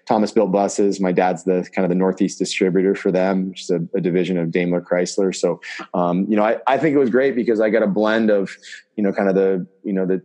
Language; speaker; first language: English; native; English